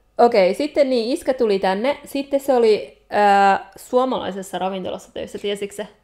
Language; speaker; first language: Finnish; early bilingual, other home language; Nepali